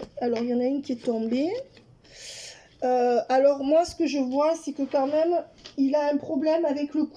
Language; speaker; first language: French; native; French